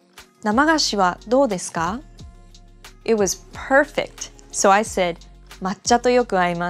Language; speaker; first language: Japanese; non-native, fluent; English